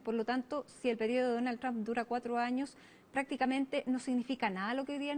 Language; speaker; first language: Spanish; native; Spanish